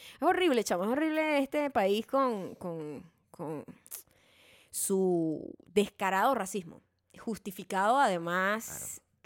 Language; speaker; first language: Spanish; native; Spanish